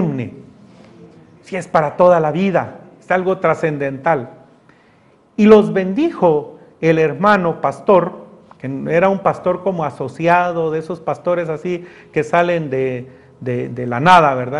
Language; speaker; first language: Spanish; native; Spanish